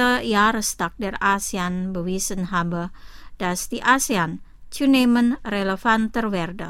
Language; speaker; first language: German; non-native, fluent; Indonesian